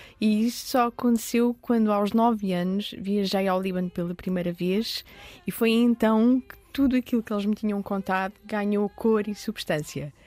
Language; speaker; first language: Portuguese; early bilingual, other home language; Arabic